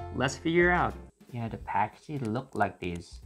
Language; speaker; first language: English; non-native, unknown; Korean